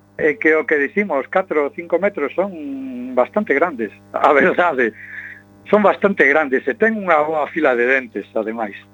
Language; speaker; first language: Galician; non-native, local second language; Spanish